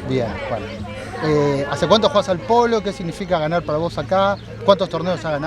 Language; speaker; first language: Spanish; native; Spanish